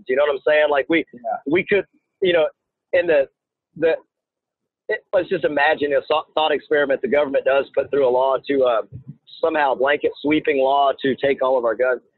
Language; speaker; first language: English; native; English